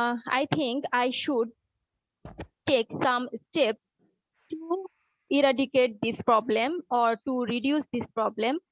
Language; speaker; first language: English; non-native, learner; Bangla